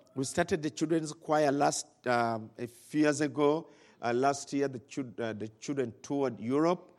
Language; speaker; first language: English; non-native, local second language; Ganda